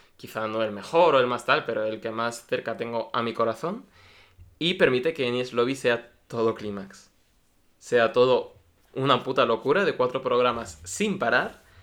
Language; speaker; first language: Spanish; early bilingual, other home language; Russian